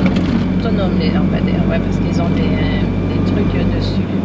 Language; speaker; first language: French; native; French